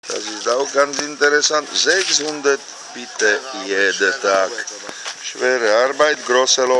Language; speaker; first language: German; non-native, learner; Thai